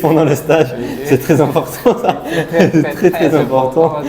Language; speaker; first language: French; non-native, local second language; Malagasy